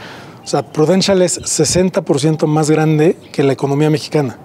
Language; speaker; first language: Spanish; native; Spanish